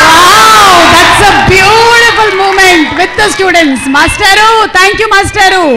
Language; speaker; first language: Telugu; native; Telugu